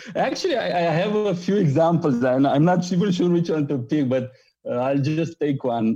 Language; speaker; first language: English; non-native, fluent; Romanian